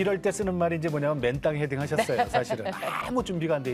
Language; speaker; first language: Korean; native; Korean